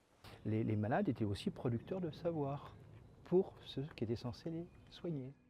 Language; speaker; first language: French; native; French